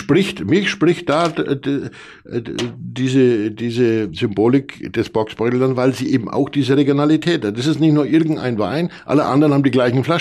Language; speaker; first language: German; native; German